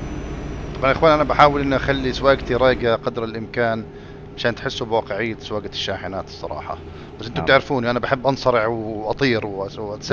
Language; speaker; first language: Arabic; native; Arabic